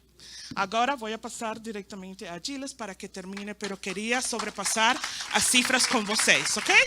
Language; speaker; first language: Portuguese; non-native, learner; Spanish